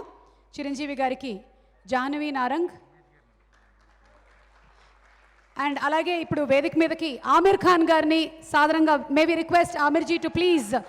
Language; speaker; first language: Telugu; native; Telugu